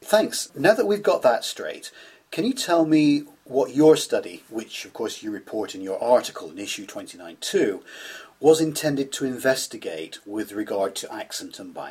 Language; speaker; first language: English; native; English